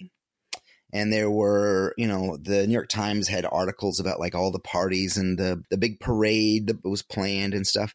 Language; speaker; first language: English; native; English